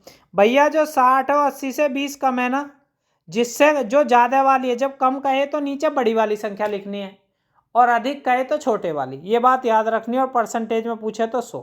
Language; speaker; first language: Hindi; native; Hindi